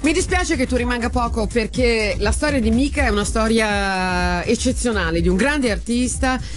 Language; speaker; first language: Italian; native; Italian